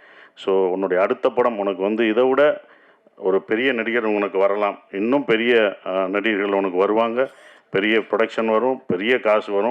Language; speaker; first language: Tamil; native; Tamil